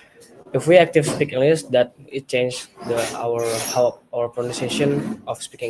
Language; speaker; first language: English; non-native, learner; Indonesian